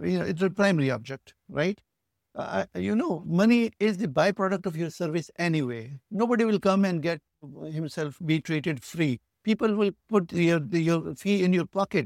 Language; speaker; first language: English; non-native, local second language; Urdu